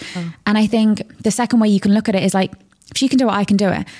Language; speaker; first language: English; native; English